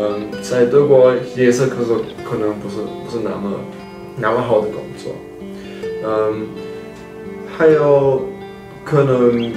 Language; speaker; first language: Chinese; non-native, fluent; German